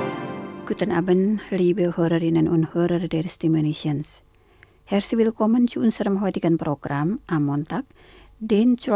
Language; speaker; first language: German; non-native, fluent; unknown